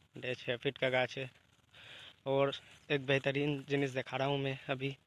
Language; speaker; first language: Hindi; native; Hindi